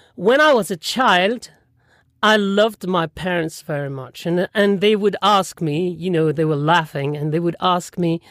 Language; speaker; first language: English; non-native, fluent; French